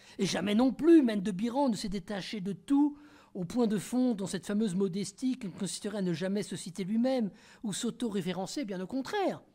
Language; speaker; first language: French; native; French